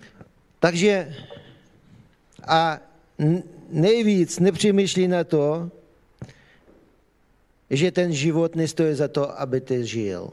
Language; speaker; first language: Czech; non-native, fluent; Ukrainian